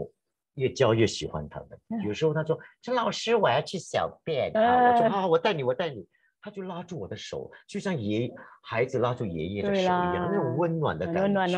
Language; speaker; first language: Chinese; native; Chinese